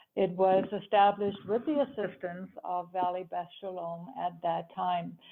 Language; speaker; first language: English; early bilingual, other home language; German